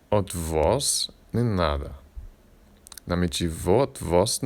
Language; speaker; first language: Russian; non-native, learner; English